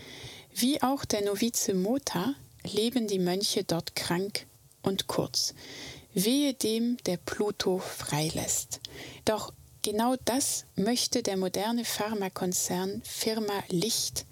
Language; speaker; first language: German; native; German